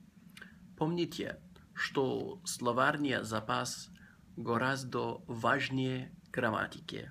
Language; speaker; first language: Russian; non-native, learner; English